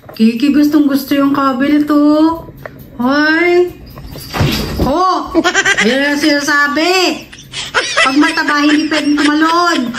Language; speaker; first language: Filipino; native; Filipino